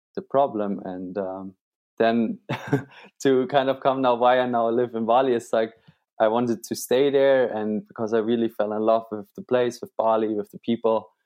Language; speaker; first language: English; non-native, fluent; German